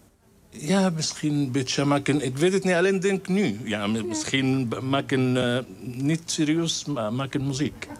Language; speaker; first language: Dutch; non-native, learner; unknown